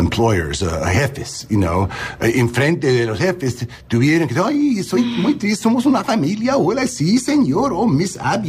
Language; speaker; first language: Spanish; early bilingual, heritage; English